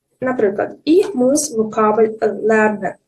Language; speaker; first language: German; non-native, fluent; Ukrainian